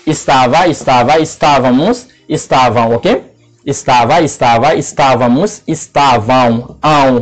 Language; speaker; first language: Portuguese; non-native, fluent; Haitian Creole